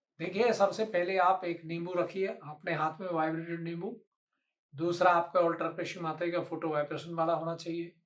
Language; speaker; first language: Hindi; native; Hindi